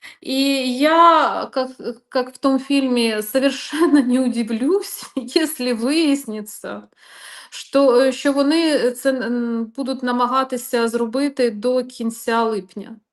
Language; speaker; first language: Ukrainian; non-native, local second language; Russian